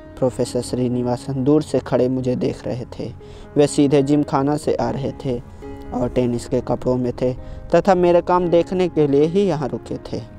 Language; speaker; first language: Hindi; native; Hindi